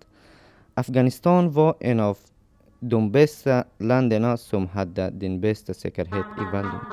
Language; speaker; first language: Swedish; non-native, learner; Persian